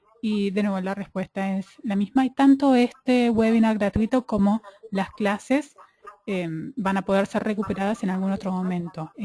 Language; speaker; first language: Spanish; native; Spanish